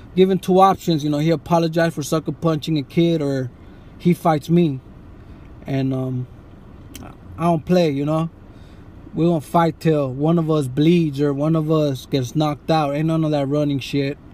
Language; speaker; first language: English; native; English